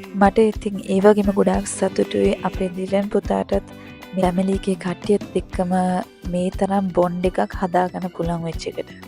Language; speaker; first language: Sinhala; early bilingual, heritage; Sinhala